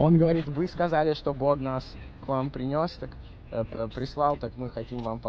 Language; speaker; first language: Russian; non-native, fluent; English